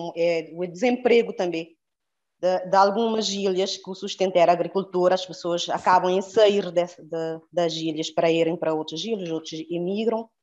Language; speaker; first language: Portuguese; non-native, local second language; Kabuverdianu